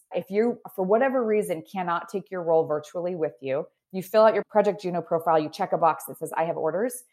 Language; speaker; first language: English; native; English